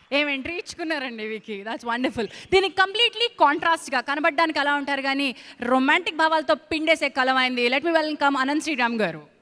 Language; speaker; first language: Telugu; native; Telugu